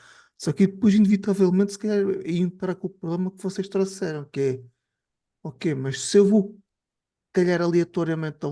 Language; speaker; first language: Portuguese; native; Portuguese